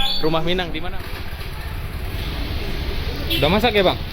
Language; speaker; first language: Indonesian; native; Indonesian